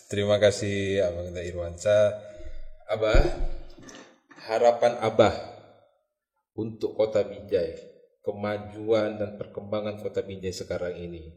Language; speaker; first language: Indonesian; native; Indonesian